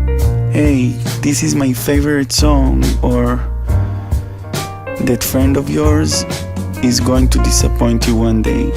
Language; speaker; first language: English; non-native, fluent; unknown